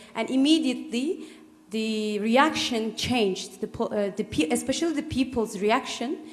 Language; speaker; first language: English; non-native, fluent; Turkish